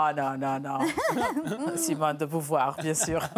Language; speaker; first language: French; non-native, fluent; Portuguese